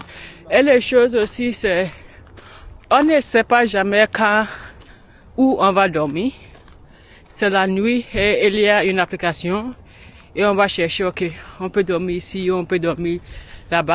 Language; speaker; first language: French; non-native, learner; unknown